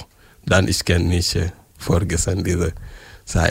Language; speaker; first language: German; non-native, learner; French